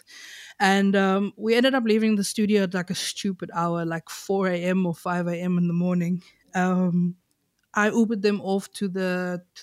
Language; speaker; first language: English; native; English